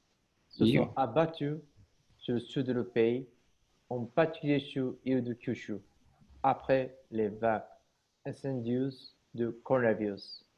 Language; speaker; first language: French; non-native, learner; Japanese